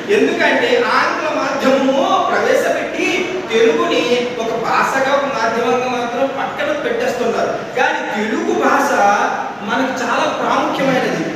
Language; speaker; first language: Telugu; non-native, local second language; Odia